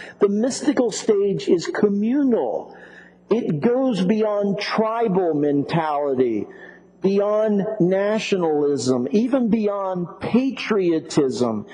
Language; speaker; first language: English; native; English